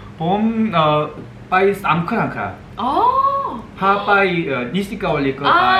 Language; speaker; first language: Thai; non-native, learner; Korean